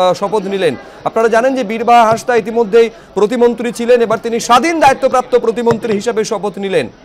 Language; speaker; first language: Bangla; native; Bangla